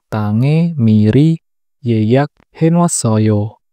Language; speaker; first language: Korean; non-native, learner; Indonesian